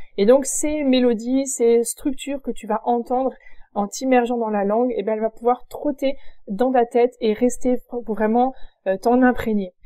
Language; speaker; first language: French; native; French